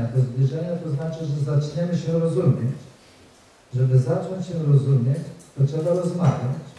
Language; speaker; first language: Polish; native; Polish